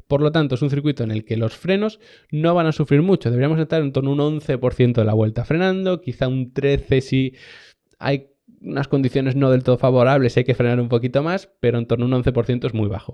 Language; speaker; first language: Spanish; native; Spanish